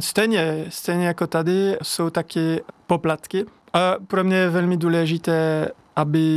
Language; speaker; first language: Czech; non-native, fluent; French